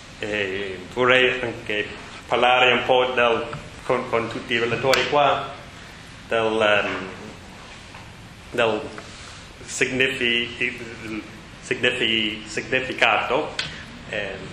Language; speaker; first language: Italian; non-native, learner; English